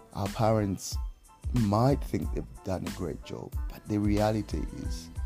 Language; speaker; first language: English; non-native, local second language; Nyanja